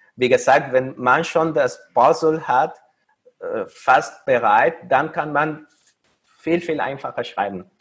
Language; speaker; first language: German; non-native, fluent; Spanish